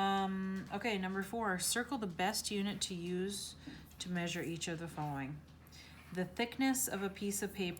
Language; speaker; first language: English; native; English